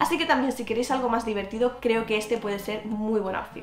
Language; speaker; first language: Spanish; native; Spanish